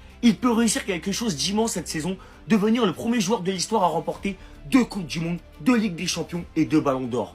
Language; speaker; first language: French; native; French